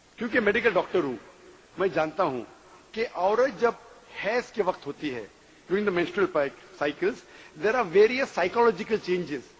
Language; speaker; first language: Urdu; non-native, local second language; Konkani